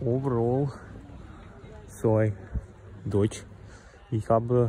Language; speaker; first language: German; non-native, fluent; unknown